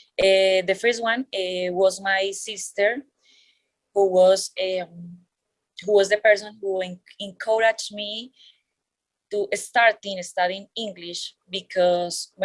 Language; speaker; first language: English; non-native, learner; Spanish